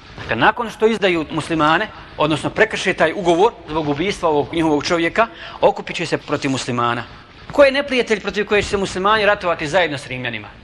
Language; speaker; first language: Bosnian; native; Bosnian